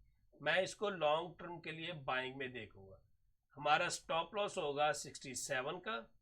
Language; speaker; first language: Hindi; non-native, local second language; Punjabi